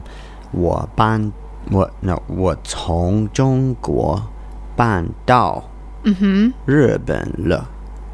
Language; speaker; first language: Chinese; non-native, learner; English